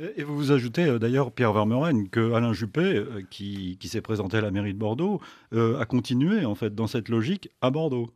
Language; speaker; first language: French; native; French